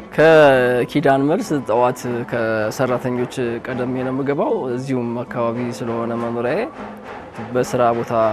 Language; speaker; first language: Amharic; native; Amharic